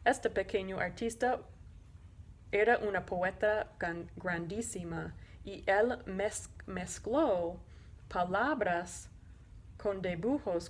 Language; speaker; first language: Spanish; non-native, learner; English